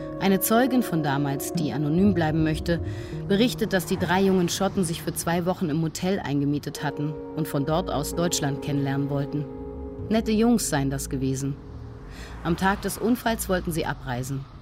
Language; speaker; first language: German; native; German